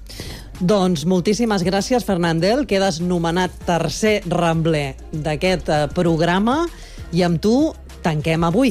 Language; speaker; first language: Catalan; native; Catalan